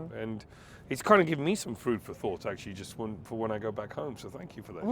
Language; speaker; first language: English; native; English